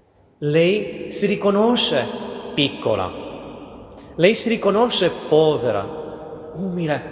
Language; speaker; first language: Italian; non-native, fluent; Portuguese